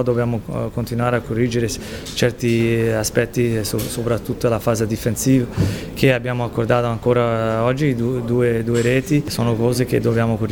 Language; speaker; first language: Italian; early bilingual, heritage; Italian